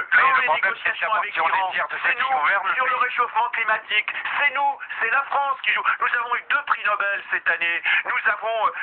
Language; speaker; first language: French; native; French